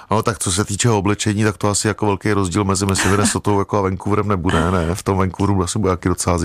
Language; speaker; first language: Czech; native; Czech